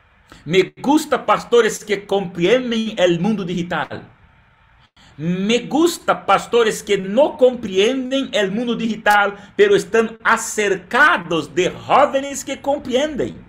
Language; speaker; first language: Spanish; non-native, learner; Portuguese